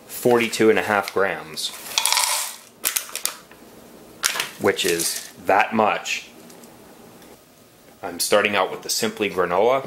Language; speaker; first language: English; native; English